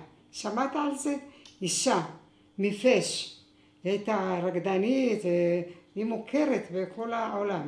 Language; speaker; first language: Hebrew; non-native, fluent; Arabic